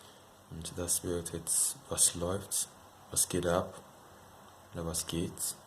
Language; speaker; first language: German; non-native, fluent; Yoruba